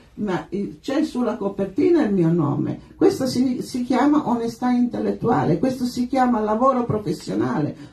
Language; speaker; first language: Italian; non-native, fluent; Croatian